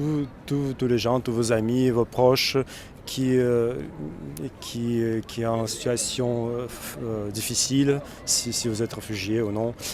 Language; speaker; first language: French; non-native, fluent; Russian